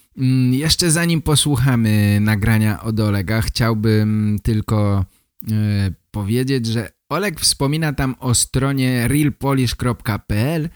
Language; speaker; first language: Polish; native; Polish